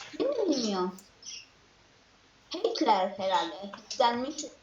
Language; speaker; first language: Turkish; native; Turkish